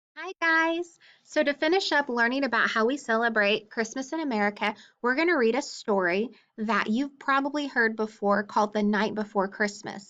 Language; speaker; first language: English; native; English